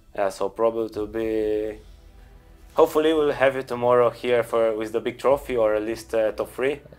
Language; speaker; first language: English; non-native, fluent; Romanian